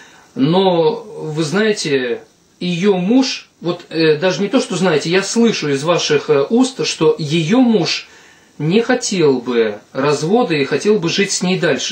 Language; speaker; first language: Russian; native; Russian